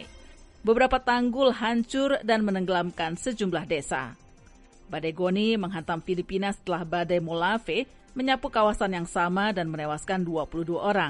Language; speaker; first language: Indonesian; native; Indonesian